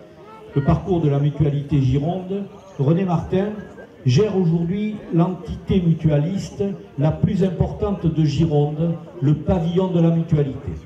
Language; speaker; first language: French; native; French